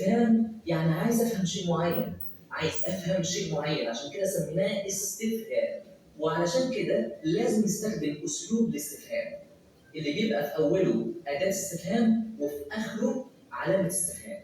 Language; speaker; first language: Arabic; native; Arabic